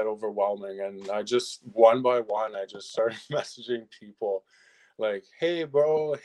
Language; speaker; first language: English; early bilingual, other home language; French